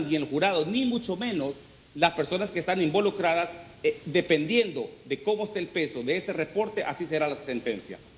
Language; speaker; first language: Spanish; native; Spanish